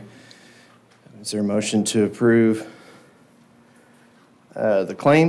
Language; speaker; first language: English; native; English